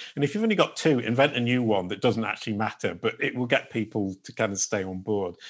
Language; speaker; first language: English; native; English